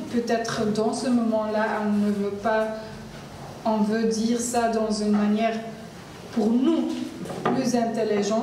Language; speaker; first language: French; non-native, learner; Arabic